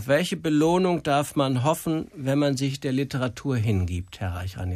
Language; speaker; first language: German; native; German